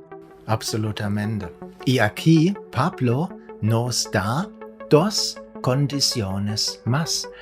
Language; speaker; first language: Spanish; non-native, fluent; German